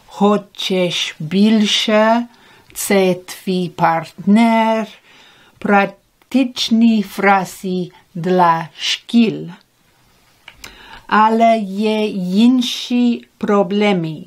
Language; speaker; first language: Ukrainian; non-native, learner; English